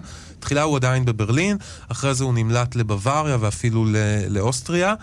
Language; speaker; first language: Hebrew; native; Hebrew